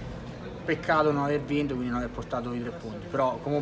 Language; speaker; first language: Italian; native; Italian